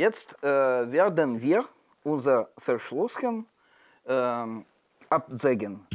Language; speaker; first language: German; non-native, learner; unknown